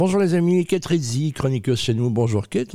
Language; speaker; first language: French; non-native, fluent; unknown